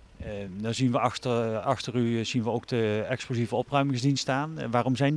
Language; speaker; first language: Dutch; native; Dutch